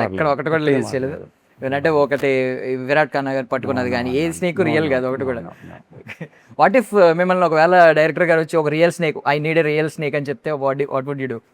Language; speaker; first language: Telugu; native; Telugu